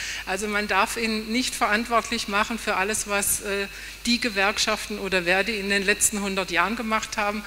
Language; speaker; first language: German; native; German